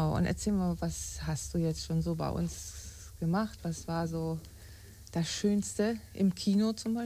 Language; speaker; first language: German; native; German